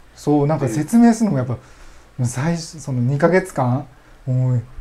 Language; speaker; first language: Japanese; native; Japanese